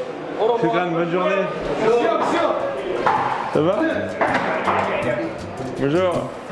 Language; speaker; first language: French; native; French